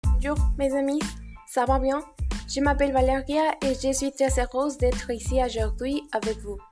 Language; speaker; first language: French; non-native, learner; Spanish